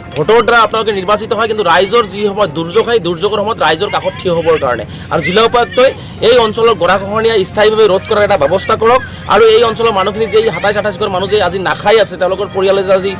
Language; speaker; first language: Assamese; non-native, local second language; Bangla